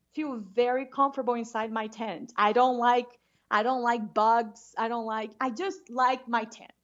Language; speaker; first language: English; non-native, fluent; Portuguese